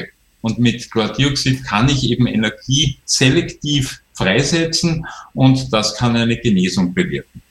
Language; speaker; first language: German; native; German